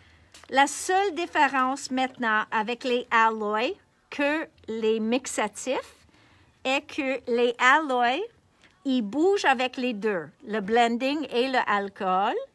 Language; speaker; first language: French; non-native, local second language; English